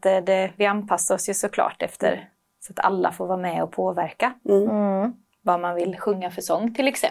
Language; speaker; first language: Swedish; native; Swedish